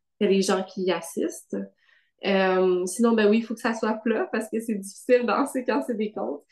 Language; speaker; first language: French; native; French